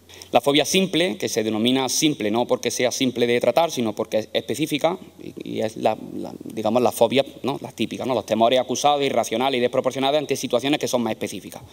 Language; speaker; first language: Spanish; native; Spanish